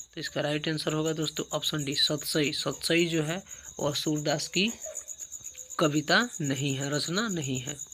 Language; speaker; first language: Hindi; native; Hindi